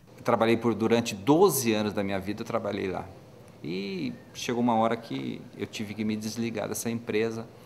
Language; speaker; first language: Portuguese; native; Portuguese